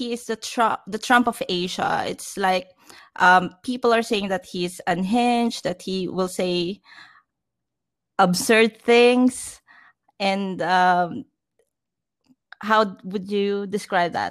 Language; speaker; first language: English; non-native, local second language; Filipino